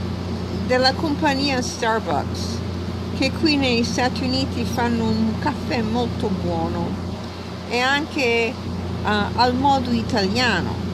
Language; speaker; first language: Italian; early bilingual, heritage; English